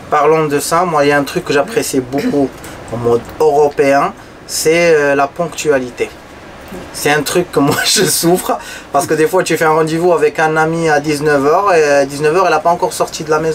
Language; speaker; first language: French; non-native, local second language; Arabic